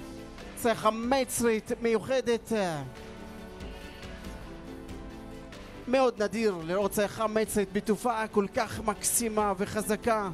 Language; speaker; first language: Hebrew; non-native, local second language; Arabic